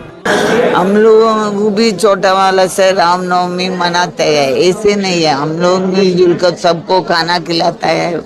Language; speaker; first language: Hindi; non-native, local second language; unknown